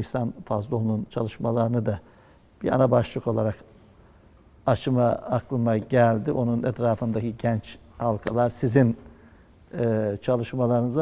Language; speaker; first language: Turkish; native; Turkish